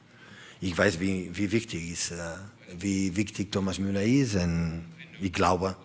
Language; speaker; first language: German; non-native, learner; Catalan